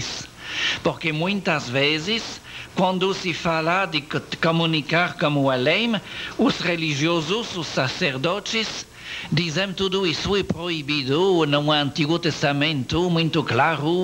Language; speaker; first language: Portuguese; non-native, learner; French